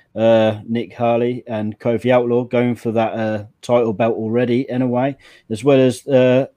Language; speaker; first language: English; native; English